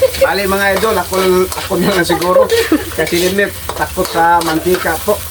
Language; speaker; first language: Filipino; non-native, local second language; Cebuano